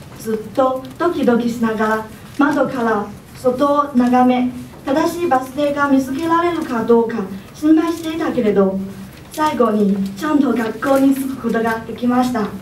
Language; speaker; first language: Japanese; non-native, fluent; Chinese